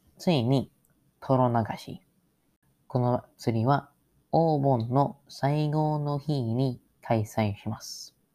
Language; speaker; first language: Japanese; non-native, learner; English